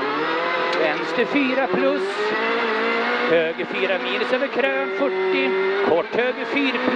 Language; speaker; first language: Swedish; native; Swedish